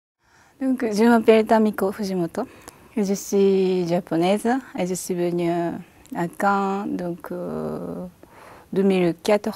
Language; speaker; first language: French; non-native, fluent; Japanese